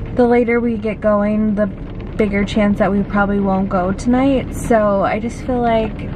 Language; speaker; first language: English; native; English